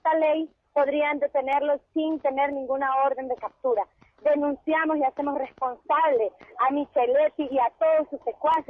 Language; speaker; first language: Spanish; native; Spanish